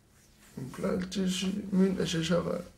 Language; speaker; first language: Danish; non-native, local second language; Kalaallisut